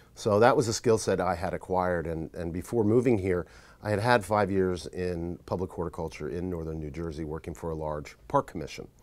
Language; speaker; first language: English; native; English